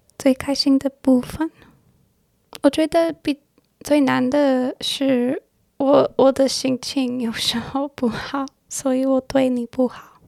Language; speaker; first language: Chinese; non-native, learner; English